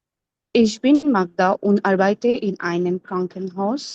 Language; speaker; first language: German; non-native, learner; Bangla